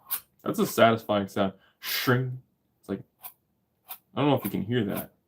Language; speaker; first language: English; native; English